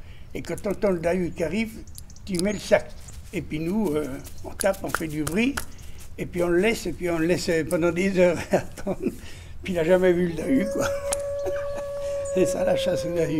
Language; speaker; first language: French; native; French